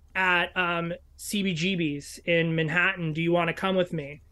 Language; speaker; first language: English; native; English